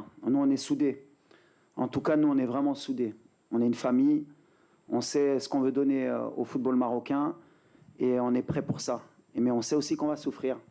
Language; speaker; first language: French; native; French